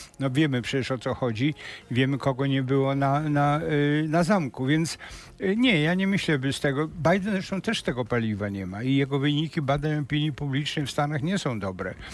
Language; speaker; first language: Polish; native; Polish